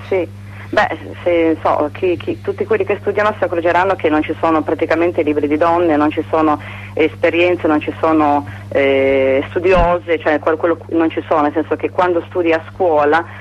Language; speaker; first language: Italian; native; Italian